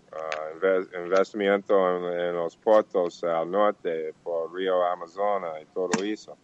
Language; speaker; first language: Portuguese; non-native, learner; Spanish